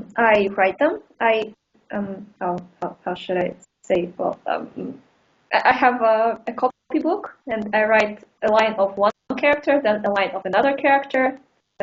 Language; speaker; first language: English; non-native, fluent; Russian